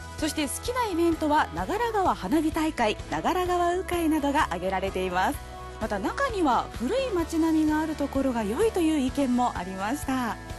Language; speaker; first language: Japanese; native; Japanese